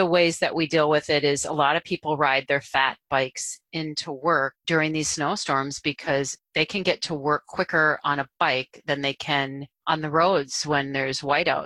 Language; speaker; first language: English; native; English